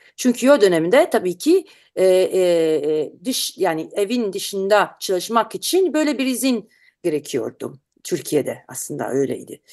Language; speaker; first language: Turkish; non-native, learner; Italian